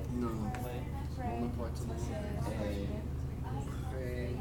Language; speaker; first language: French; non-native, learner; English